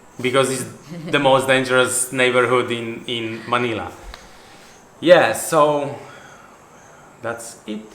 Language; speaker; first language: English; non-native, fluent; Polish